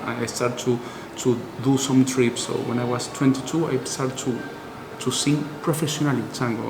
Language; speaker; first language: English; non-native, learner; Spanish